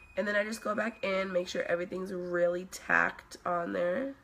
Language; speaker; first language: English; non-native, fluent; Swedish